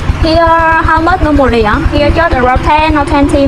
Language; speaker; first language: English; non-native, learner; Vietnamese